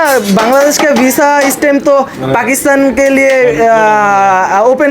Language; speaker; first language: Hindi; non-native, fluent; Bangla